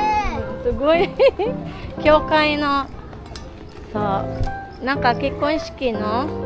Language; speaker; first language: Japanese; non-native, learner; Filipino